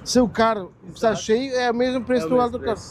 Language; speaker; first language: Portuguese; early bilingual, heritage; German